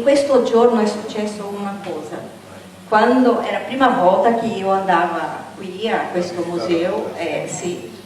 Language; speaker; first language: Italian; non-native, fluent; Portuguese